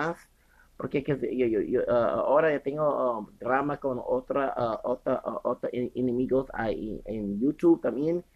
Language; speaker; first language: Spanish; non-native, learner; English